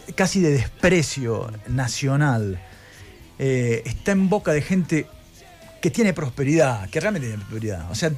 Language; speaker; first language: Spanish; native; Spanish